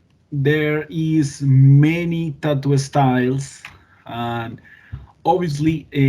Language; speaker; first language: English; non-native, learner; Spanish